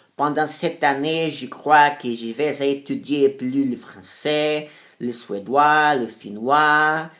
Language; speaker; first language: French; non-native, fluent; Portuguese